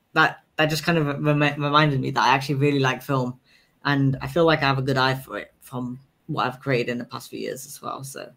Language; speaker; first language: English; native; English